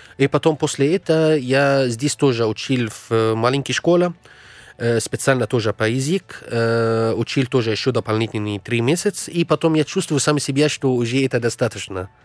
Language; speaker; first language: Russian; non-native, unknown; Arabic